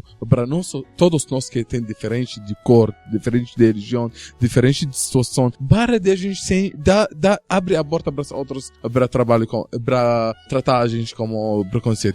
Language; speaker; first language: Portuguese; non-native, learner; Arabic